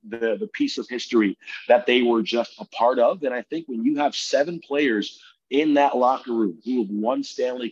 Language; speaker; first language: English; native; English